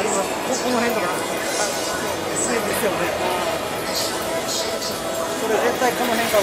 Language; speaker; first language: Japanese; native; Japanese